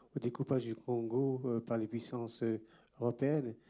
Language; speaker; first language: French; native; French